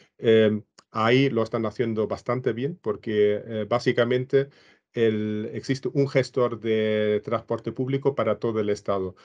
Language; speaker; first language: Spanish; non-native, fluent; German